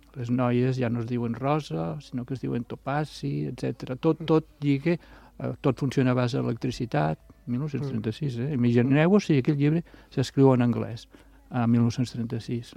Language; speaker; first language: Catalan; native; Catalan